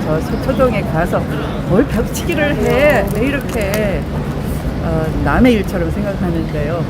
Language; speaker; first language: Korean; native; Korean